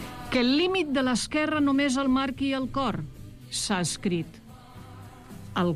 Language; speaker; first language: Catalan; native; Catalan